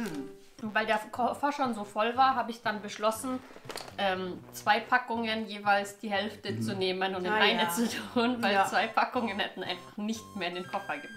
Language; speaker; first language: German; native; German